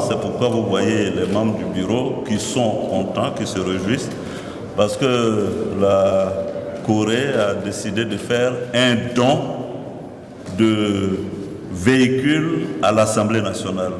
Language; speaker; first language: French; native; French